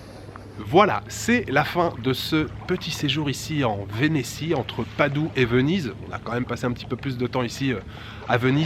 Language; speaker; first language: French; native; French